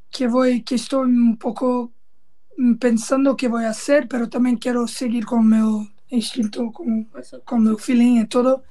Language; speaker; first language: Spanish; non-native, learner; Portuguese